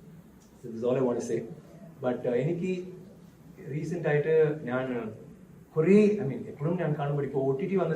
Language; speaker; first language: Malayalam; non-native, learner; Tamil